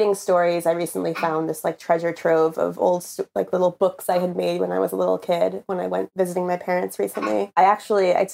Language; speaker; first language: English; native; English